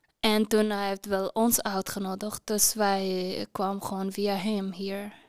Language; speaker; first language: Dutch; non-native, learner; Persian